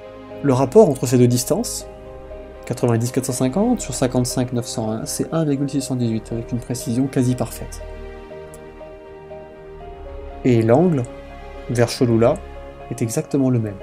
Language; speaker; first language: French; native; French